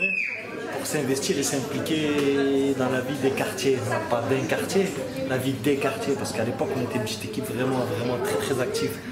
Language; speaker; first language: French; native; French